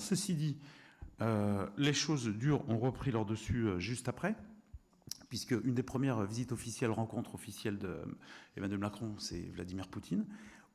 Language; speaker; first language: French; native; French